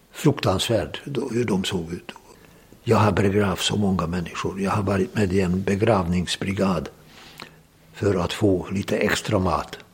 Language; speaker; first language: Swedish; non-native, fluent; Hungarian